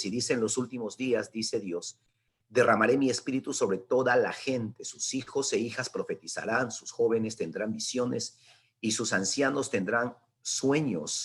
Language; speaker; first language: Spanish; native; Spanish